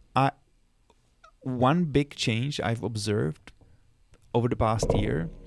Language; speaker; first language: English; non-native, fluent; Czech